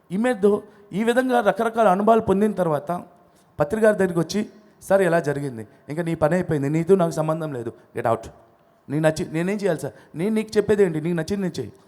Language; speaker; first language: Telugu; non-native, local second language; Odia